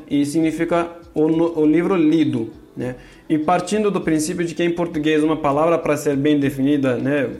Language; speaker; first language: Portuguese; non-native, fluent; Kurdish